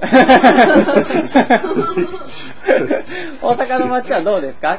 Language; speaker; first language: Japanese; native; Japanese